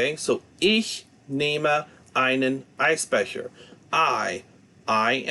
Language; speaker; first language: German; non-native, fluent; English